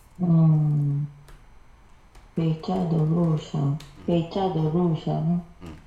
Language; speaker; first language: Chinese; non-native, learner; Korean